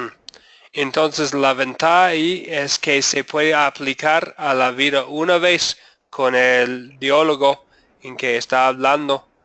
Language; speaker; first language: Spanish; non-native, fluent; English